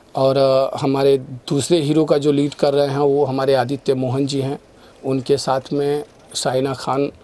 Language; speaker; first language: Hindi; native; Hindi